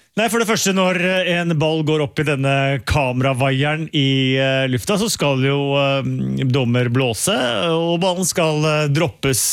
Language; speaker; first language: Norwegian; native; Norwegian